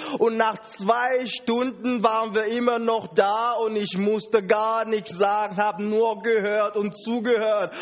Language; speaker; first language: German; non-native, fluent; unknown